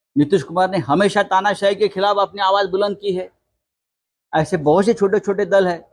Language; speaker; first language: Hindi; non-native, local second language; Marathi